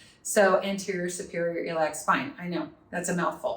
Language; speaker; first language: English; native; English